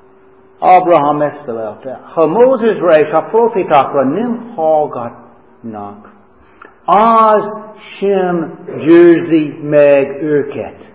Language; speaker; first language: Hungarian; non-native, fluent; English